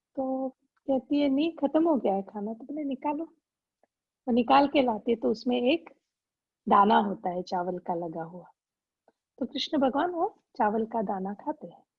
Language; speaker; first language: Hindi; non-native, local second language; Gujarati